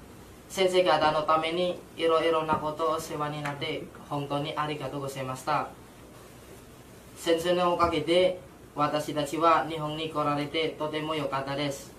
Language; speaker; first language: Japanese; non-native, learner; Indonesian